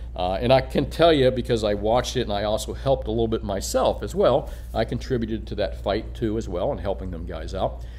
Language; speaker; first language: English; native; English